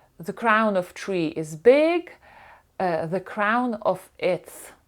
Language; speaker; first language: English; non-native, fluent; Ukrainian